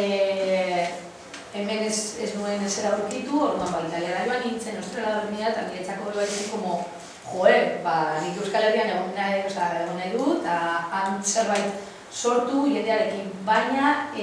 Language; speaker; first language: Basque; non-native, local second language; Spanish